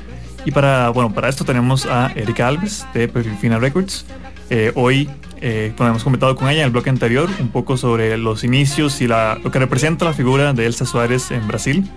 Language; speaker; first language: Spanish; native; Spanish